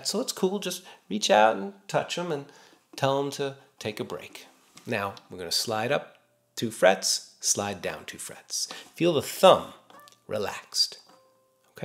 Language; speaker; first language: English; native; English